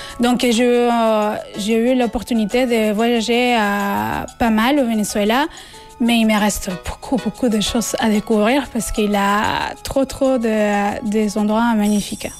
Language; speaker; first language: French; non-native, fluent; Spanish